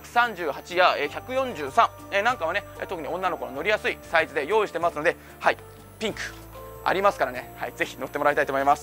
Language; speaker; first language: Japanese; native; Japanese